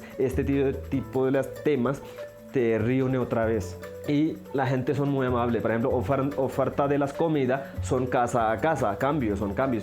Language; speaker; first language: Spanish; non-native, learner; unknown